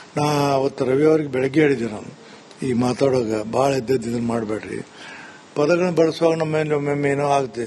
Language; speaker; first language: Kannada; native; Kannada